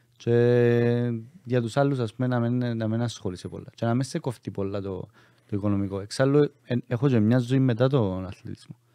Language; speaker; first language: Greek; native; Greek